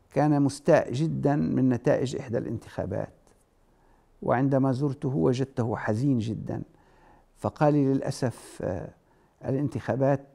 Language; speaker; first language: Arabic; native; Arabic